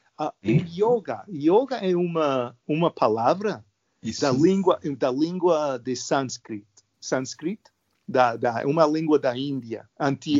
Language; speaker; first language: Portuguese; non-native, learner; English